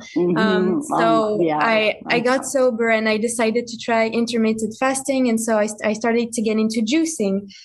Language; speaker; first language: English; non-native, fluent; French